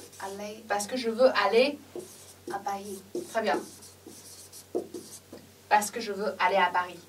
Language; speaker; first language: French; non-native, learner; Chinese